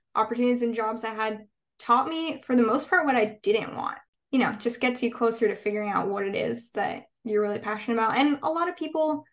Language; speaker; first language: English; native; English